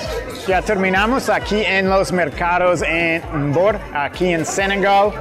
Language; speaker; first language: Spanish; non-native, fluent; English